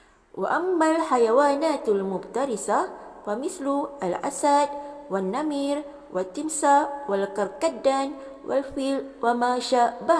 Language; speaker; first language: Arabic; non-native, fluent; Malay